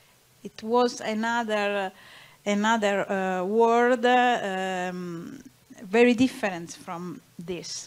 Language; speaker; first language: English; non-native, learner; Italian